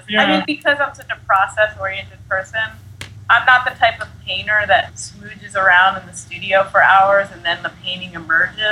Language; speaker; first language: English; native; English